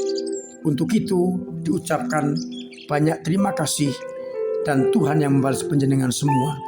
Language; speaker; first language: Indonesian; non-native, local second language; Javanese